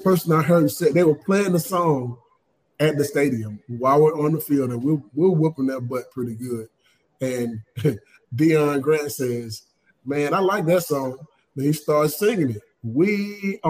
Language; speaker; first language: English; native; English